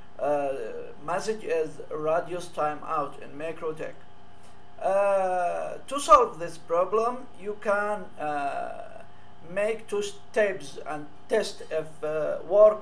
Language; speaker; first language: English; non-native, learner; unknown